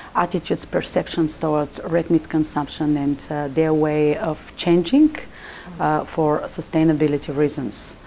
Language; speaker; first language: English; non-native, fluent; Chinese